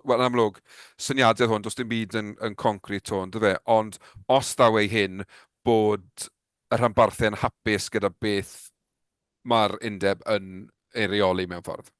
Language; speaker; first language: Welsh; native; Welsh